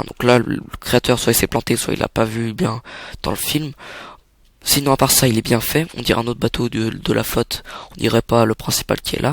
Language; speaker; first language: French; native; French